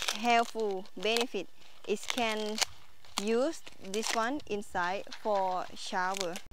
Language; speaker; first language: English; non-native, learner; Thai